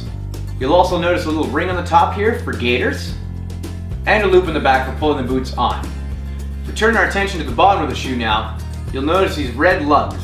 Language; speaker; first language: English; native; English